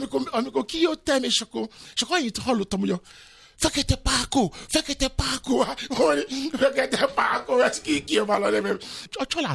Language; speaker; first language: Hungarian; non-native, fluent; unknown